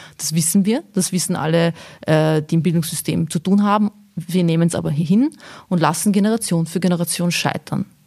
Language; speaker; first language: German; early bilingual, other home language; Bosnian